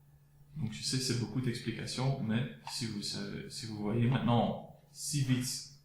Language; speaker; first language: French; non-native, local second language; Dutch